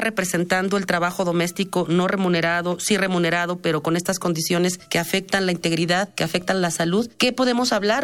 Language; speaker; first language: Spanish; native; Spanish